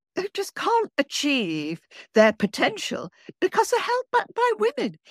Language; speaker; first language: English; native; English